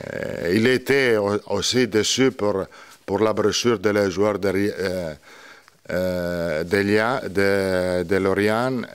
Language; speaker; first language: French; non-native, learner; Italian